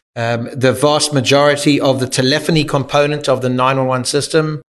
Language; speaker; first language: English; native; English